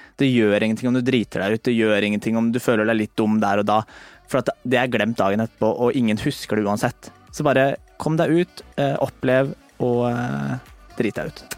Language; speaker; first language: Norwegian; native; Norwegian